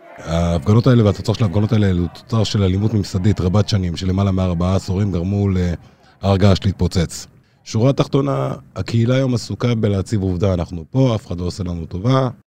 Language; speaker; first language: Hebrew; early bilingual, other home language; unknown